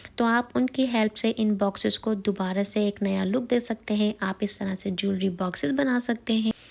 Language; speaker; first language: Urdu; native; Urdu